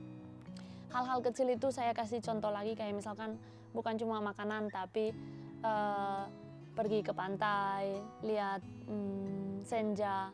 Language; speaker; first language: Indonesian; non-native, fluent; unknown